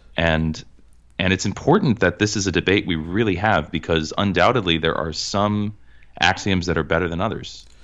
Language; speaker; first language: English; native; English